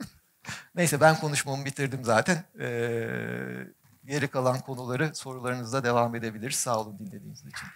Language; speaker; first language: Turkish; native; Turkish